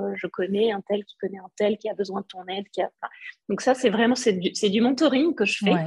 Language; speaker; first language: French; non-native, local second language; Arabic